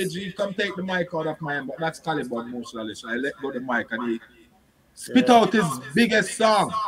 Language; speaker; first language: English; non-native, local second language; Jamaican Creole English